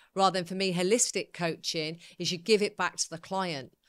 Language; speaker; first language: English; native; English